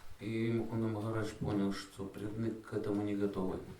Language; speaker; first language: Russian; native; Russian